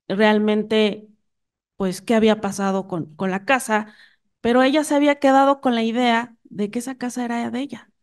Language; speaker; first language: Spanish; non-native, local second language; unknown